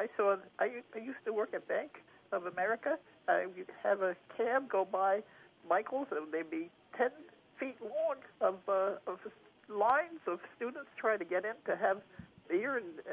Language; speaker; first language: English; native; English